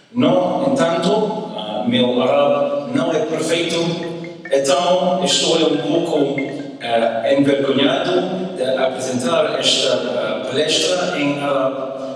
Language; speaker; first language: Portuguese; early bilingual, heritage; English